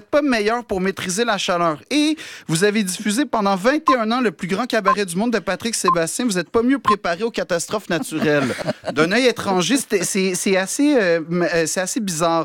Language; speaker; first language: French; native; French